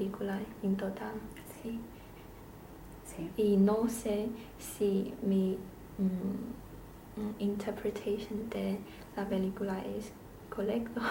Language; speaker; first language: Spanish; non-native, learner; Chinese